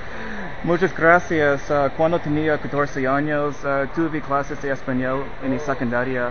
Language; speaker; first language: Spanish; non-native, learner; English